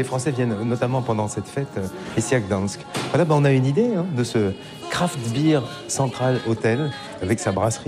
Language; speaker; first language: French; native; French